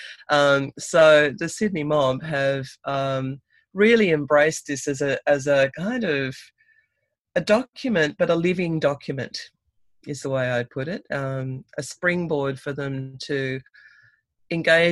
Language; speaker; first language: English; native; English